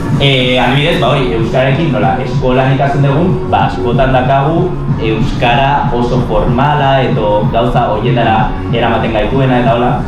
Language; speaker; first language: Basque; non-native, local second language; Spanish